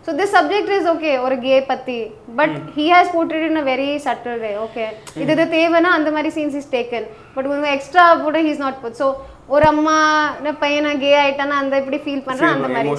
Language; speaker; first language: Tamil; non-native, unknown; Hindi